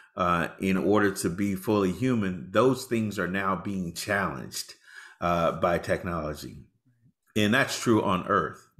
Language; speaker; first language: English; native; English